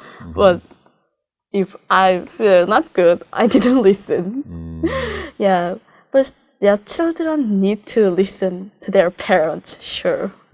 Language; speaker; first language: English; non-native, learner; Korean